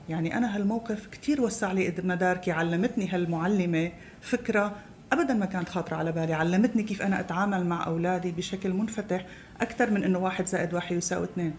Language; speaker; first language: Arabic; native; Arabic